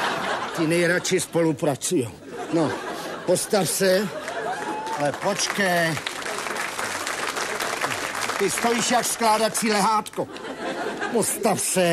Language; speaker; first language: Czech; native; Czech